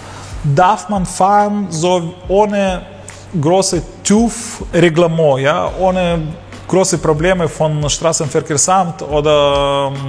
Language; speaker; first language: German; non-native, learner; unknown